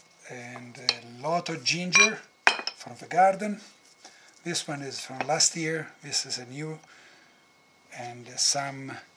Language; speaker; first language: English; non-native, learner; Italian